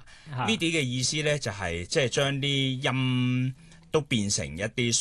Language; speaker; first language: Cantonese; native; Cantonese